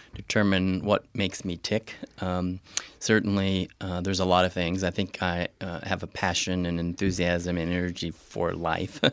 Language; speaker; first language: English; native; English